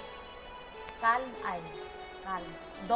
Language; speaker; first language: Hindi; non-native, local second language; Santali